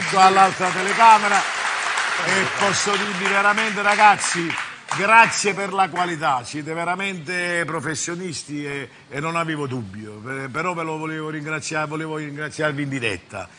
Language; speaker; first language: Italian; native; Italian